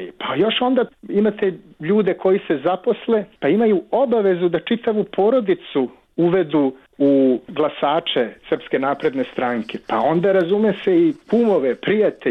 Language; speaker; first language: Serbian; native; Serbian